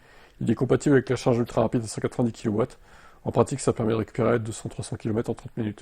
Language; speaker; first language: French; native; French